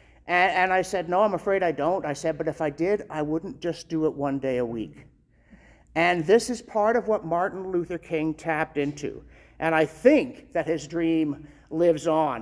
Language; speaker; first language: English; native; English